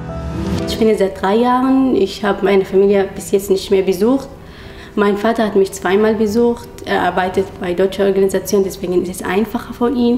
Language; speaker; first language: German; non-native, fluent; Arabic